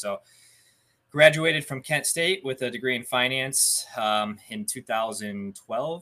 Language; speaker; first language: English; native; English